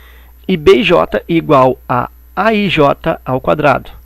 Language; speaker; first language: Portuguese; native; Portuguese